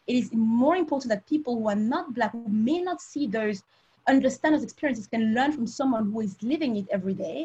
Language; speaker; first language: English; non-native, local second language; French